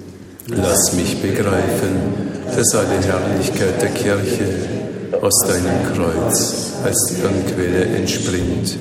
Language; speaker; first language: German; native; German